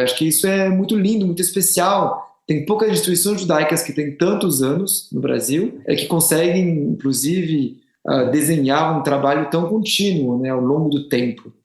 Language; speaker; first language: Portuguese; non-native, fluent; French